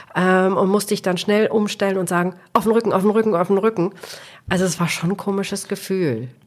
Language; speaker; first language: German; native; German